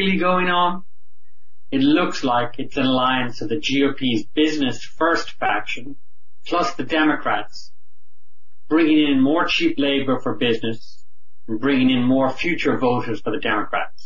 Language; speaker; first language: English; native; English